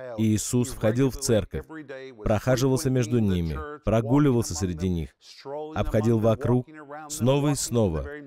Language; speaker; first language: Russian; non-native, fluent; English